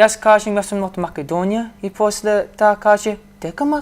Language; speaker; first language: Macedonian; early bilingual, heritage; Macedonian